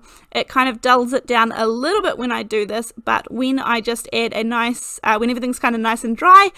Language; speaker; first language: English; native; English